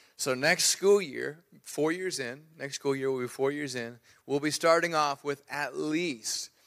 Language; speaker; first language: English; native; English